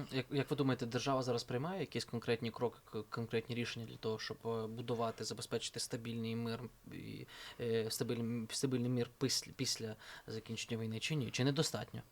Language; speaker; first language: Ukrainian; native; Ukrainian